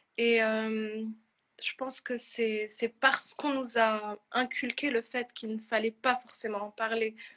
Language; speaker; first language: French; non-native, local second language; Arabic